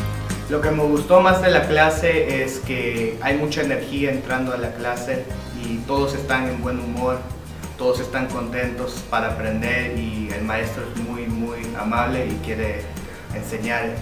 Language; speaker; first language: Spanish; early bilingual, heritage; English